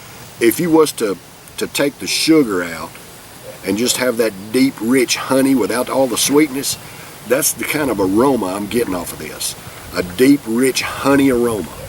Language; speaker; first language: English; native; English